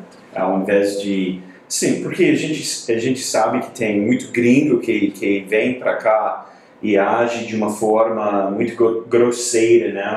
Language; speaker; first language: Portuguese; non-native, fluent; English